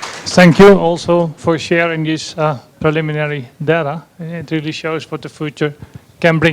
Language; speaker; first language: English; non-native, fluent; Dutch